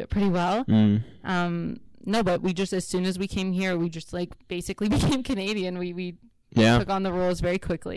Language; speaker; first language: English; non-native, fluent; Hebrew